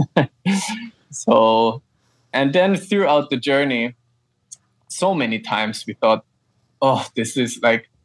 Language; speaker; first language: English; non-native, fluent; German